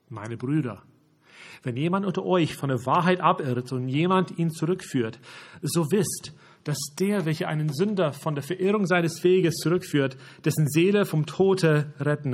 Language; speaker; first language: German; non-native, fluent; English